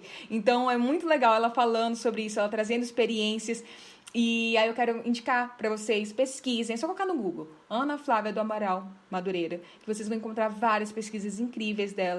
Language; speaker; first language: Portuguese; native; Portuguese